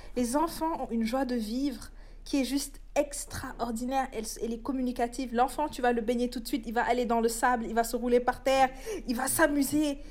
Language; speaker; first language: French; non-native, local second language; Wolof